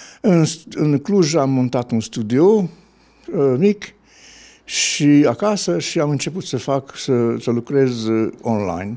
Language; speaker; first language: Romanian; non-native, local second language; Hungarian